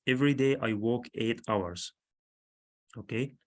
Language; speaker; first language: English; non-native, fluent; Arabic